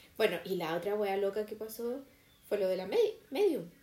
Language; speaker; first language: Spanish; native; Spanish